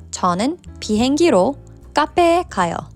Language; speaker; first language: Korean; non-native, fluent; English